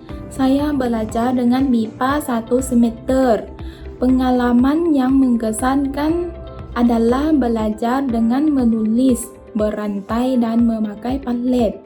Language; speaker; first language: Indonesian; non-native, learner; Thai